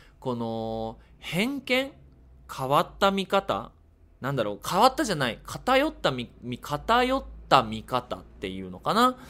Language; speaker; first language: Japanese; native; Japanese